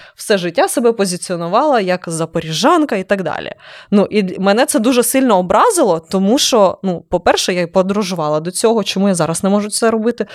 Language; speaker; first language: Ukrainian; native; Ukrainian